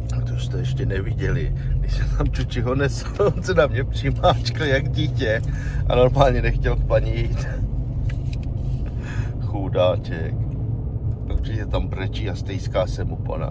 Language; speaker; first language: Czech; native; Czech